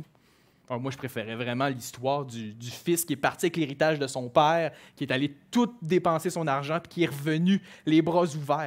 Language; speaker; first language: French; native; French